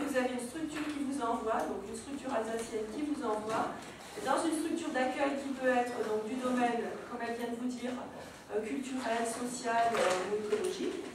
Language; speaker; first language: French; native; French